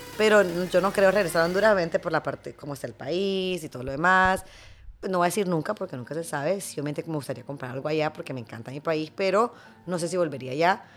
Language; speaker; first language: Spanish; native; Spanish